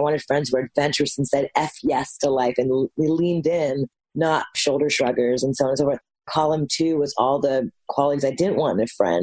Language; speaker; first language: English; native; English